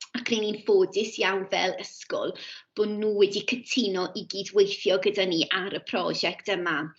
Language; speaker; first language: Welsh; native; Welsh